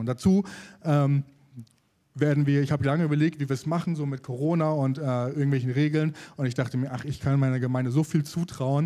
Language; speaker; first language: German; native; German